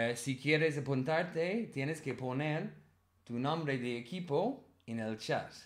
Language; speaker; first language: Spanish; non-native, learner; English